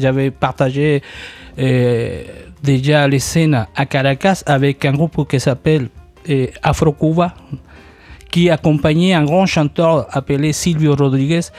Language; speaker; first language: French; non-native, fluent; Spanish